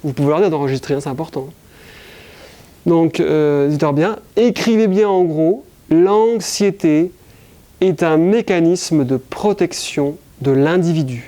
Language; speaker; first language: French; native; French